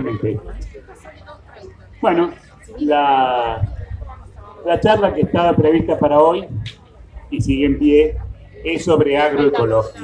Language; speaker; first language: Spanish; native; Spanish